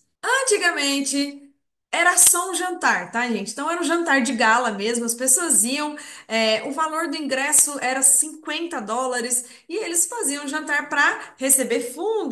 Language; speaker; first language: Portuguese; native; Portuguese